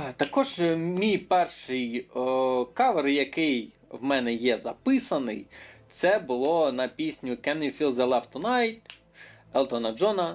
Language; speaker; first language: Ukrainian; native; Ukrainian